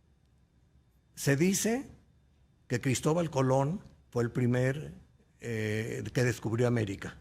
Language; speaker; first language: Spanish; native; Spanish